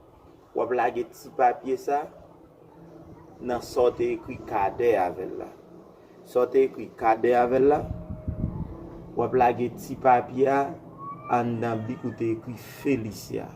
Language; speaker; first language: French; non-native, learner; Haitian Creole